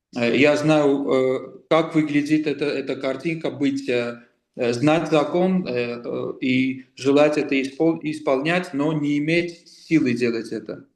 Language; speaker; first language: Russian; non-native, local second language; Armenian